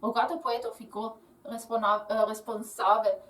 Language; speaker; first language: Portuguese; non-native, learner; English